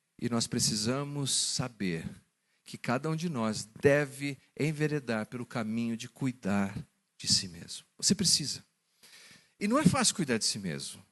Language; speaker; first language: Portuguese; native; Portuguese